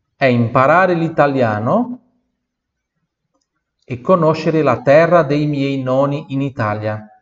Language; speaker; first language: Italian; non-native, fluent; Portuguese